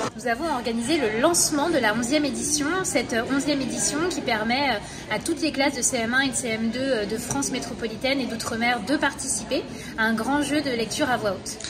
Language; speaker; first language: French; native; French